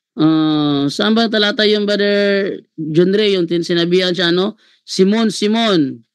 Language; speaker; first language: Filipino; non-native, local second language; Cebuano